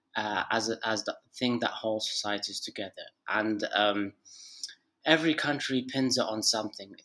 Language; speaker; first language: English; non-native, fluent; Arabic